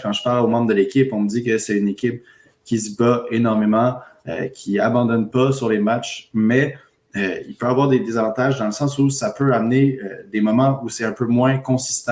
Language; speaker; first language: French; native; French